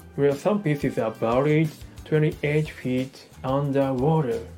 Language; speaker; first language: English; non-native, learner; Japanese